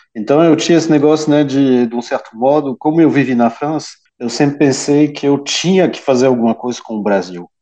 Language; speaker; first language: Portuguese; early bilingual, heritage; Portuguese